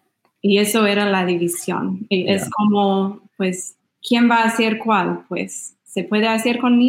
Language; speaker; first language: Spanish; non-native, fluent; English